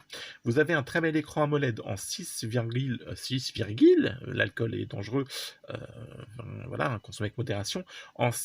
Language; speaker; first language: French; native; French